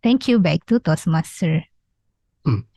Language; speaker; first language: English; non-native, learner; Indonesian